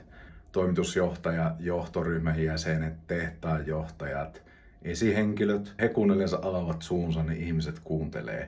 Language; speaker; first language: Finnish; native; Finnish